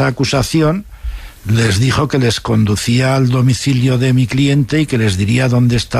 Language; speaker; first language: Spanish; native; Spanish